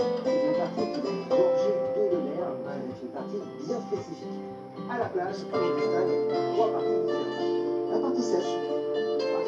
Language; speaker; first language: French; native; French